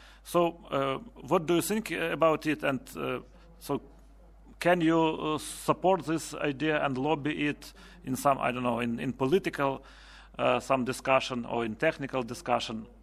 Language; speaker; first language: English; non-native, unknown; Ukrainian